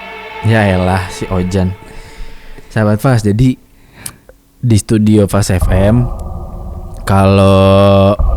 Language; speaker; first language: Indonesian; native; Indonesian